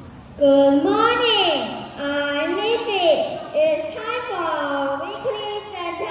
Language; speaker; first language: English; non-native, learner; Chinese